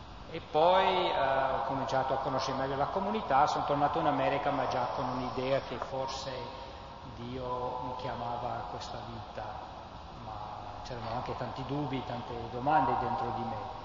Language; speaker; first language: Italian; non-native, fluent; English